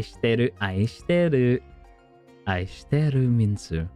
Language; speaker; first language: Japanese; non-native, learner; English